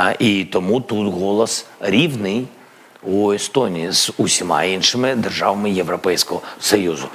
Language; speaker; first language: Ukrainian; non-native, local second language; Russian